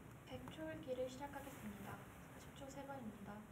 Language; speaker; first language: Korean; native; Korean